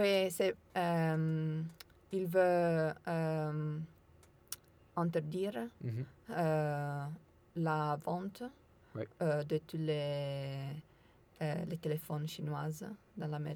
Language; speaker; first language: French; non-native, learner; Italian